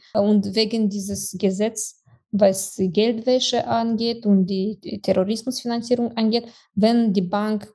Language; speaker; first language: German; non-native, fluent; Romanian